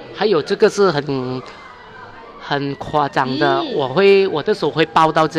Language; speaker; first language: Chinese; native; Chinese